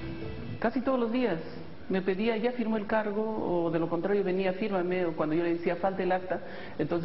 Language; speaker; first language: Spanish; native; Spanish